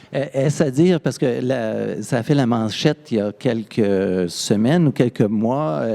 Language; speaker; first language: French; native; French